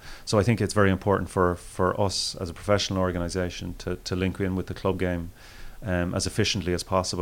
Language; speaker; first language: English; native; English